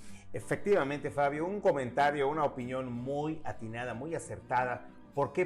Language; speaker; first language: Spanish; native; Spanish